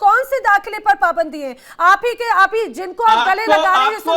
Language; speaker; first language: Hindi; native; Hindi